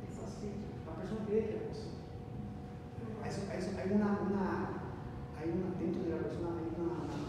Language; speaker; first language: Spanish; non-native, learner; Portuguese